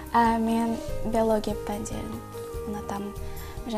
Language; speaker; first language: Kazakh; non-native, local second language; Russian